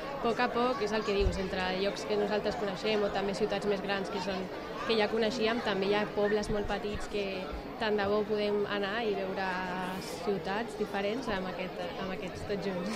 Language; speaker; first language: Catalan; native; Catalan